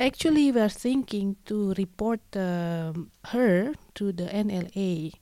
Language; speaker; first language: English; non-native, fluent; Indonesian